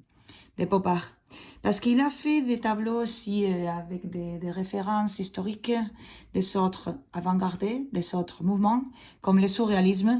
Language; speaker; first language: French; non-native, fluent; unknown